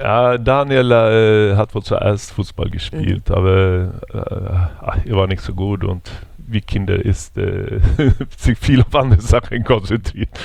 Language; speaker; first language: German; non-native, fluent; Swedish